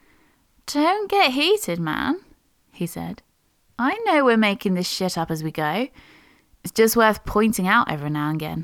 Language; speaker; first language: English; native; English